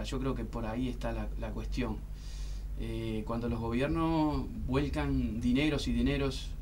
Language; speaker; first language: Spanish; native; Spanish